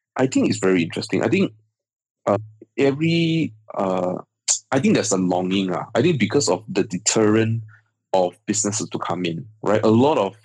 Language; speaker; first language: English; native; English